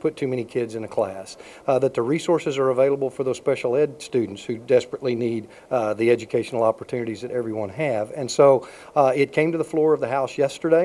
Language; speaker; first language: English; native; English